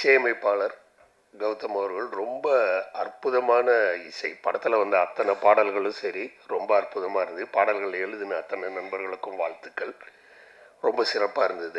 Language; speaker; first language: Tamil; native; Tamil